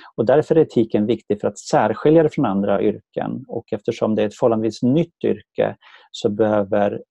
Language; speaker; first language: Swedish; native; Swedish